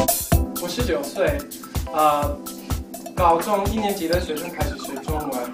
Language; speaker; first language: Chinese; non-native, learner; English